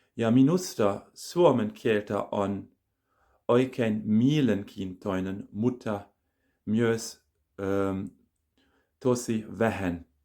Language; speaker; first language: Finnish; non-native, learner; German